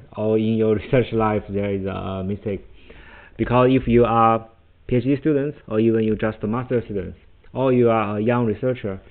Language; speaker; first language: English; non-native, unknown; Chinese